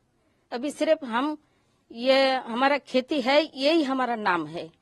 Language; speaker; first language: Hindi; early bilingual, other home language; Bangla